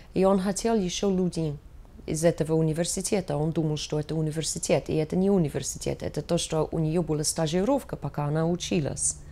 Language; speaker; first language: Russian; non-native, fluent; English